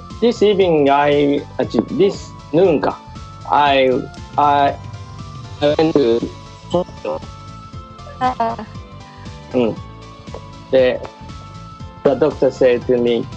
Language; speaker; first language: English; non-native, learner; Japanese